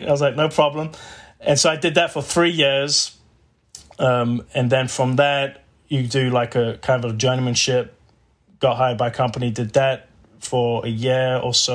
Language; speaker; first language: English; native; English